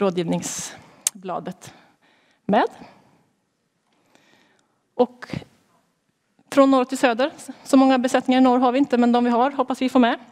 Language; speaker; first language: Swedish; native; Swedish